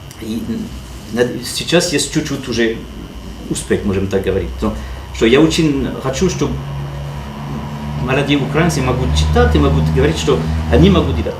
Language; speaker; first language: Russian; non-native, learner; French